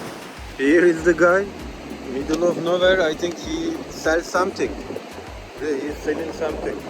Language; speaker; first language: English; non-native, learner; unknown